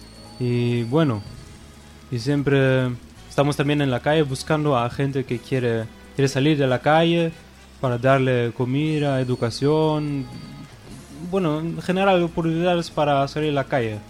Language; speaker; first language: Spanish; non-native, fluent; German